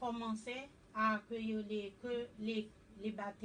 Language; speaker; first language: French; native; French